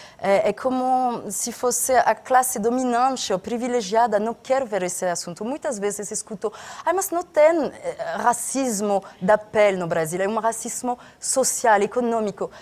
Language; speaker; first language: Portuguese; non-native, fluent; French